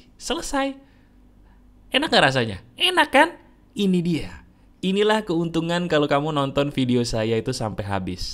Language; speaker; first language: Indonesian; native; Indonesian